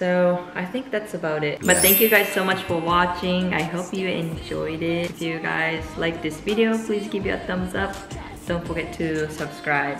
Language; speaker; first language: English; non-native, fluent; Japanese